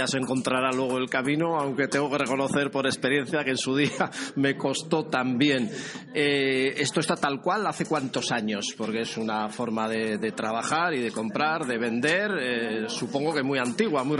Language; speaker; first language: Spanish; native; Spanish